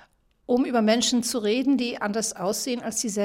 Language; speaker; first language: German; native; German